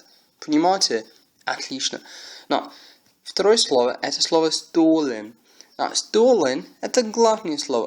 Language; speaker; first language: Russian; non-native, learner; English